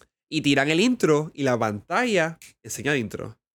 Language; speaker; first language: Spanish; early bilingual, heritage; Spanish